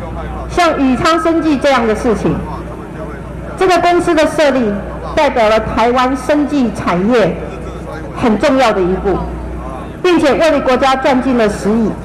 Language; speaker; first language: Chinese; native; Chinese